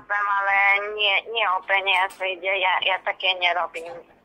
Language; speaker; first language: Slovak; non-native, local second language; Hungarian